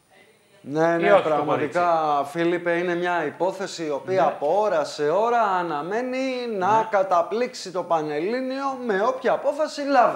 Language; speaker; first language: Greek; native; Greek